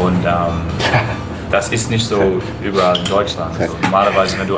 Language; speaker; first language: German; non-native, fluent; English